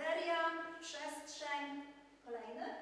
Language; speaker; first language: Polish; native; Polish